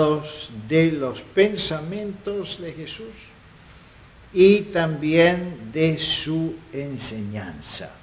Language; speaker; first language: Spanish; non-native, fluent; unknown